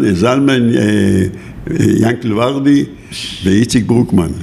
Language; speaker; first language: Hebrew; native; Hebrew